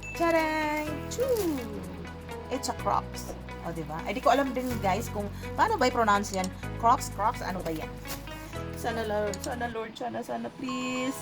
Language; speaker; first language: Filipino; non-native, local second language; Cebuano